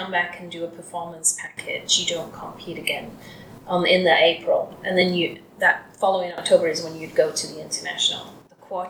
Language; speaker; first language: English; native; English